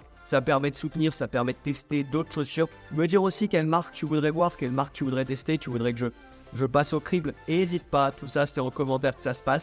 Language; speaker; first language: French; native; French